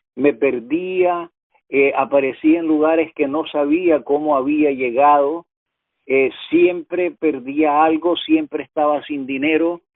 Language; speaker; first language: Spanish; native; Spanish